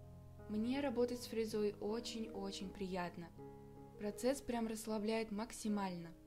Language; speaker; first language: Russian; native; Russian